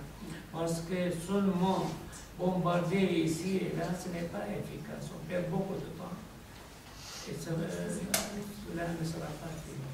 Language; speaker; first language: French; non-native, fluent; Arabic